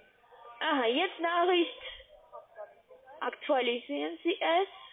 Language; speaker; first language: German; non-native, learner; Russian